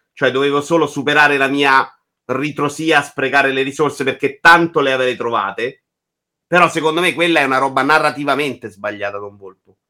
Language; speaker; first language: Italian; native; Italian